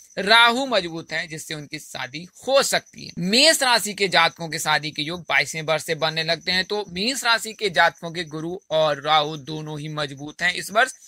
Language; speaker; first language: Hindi; native; Hindi